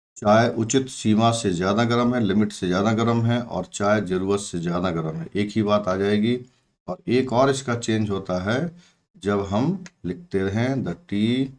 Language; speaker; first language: Hindi; native; Hindi